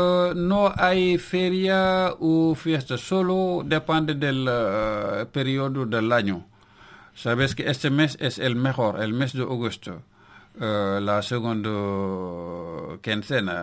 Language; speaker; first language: Spanish; non-native, local second language; Wolof